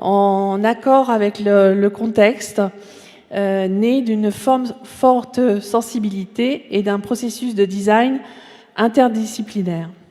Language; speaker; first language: French; native; French